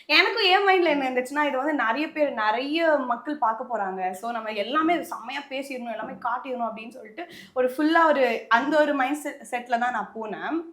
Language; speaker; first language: Tamil; native; Tamil